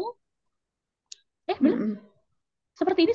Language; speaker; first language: Indonesian; native; Indonesian